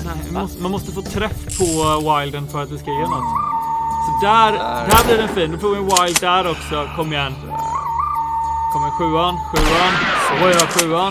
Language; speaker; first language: Swedish; native; Swedish